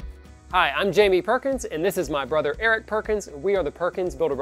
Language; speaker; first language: English; native; English